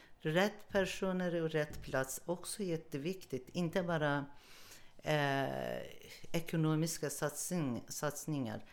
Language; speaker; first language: Swedish; non-native, learner; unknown